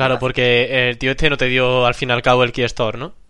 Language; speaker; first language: Spanish; native; Spanish